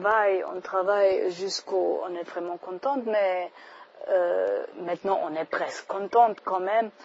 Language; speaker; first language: French; non-native, fluent; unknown